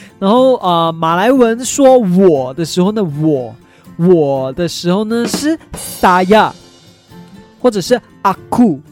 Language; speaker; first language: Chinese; native; Chinese